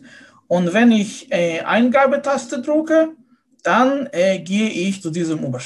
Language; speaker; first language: German; non-native, fluent; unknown